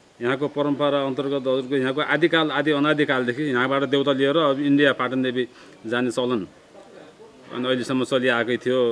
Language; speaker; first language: Nepali; native; Nepali